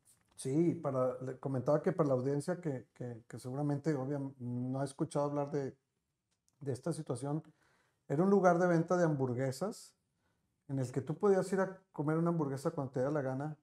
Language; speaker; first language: Spanish; native; Spanish